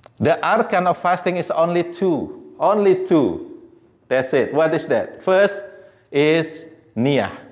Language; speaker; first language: English; non-native, fluent; Indonesian